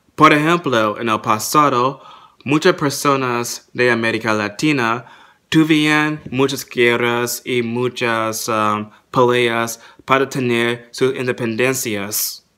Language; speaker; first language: Spanish; non-native, learner; English